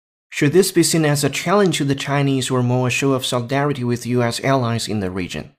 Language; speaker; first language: English; non-native, fluent; Chinese